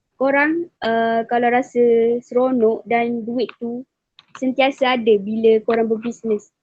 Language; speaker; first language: Malay; native; Malay